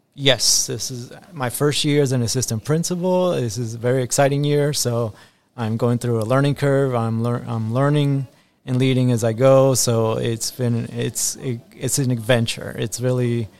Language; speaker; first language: English; early bilingual, other home language; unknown